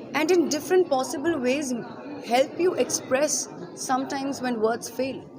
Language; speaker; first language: English; non-native, local second language; Bangla